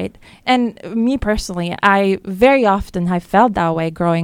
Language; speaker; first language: English; non-native, fluent; French